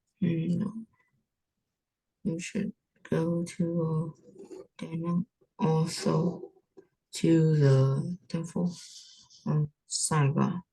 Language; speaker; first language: English; non-native, learner; Vietnamese